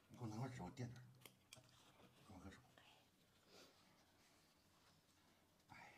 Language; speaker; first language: Chinese; native; Chinese